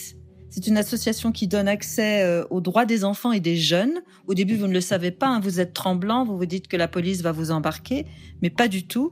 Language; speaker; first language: French; native; French